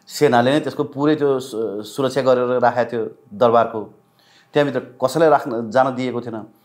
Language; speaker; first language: Nepali; native; Nepali